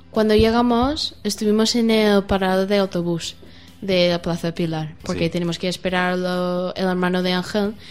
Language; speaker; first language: Spanish; non-native, learner; English